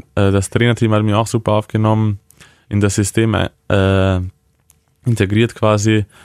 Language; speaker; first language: German; early bilingual, other home language; Croatian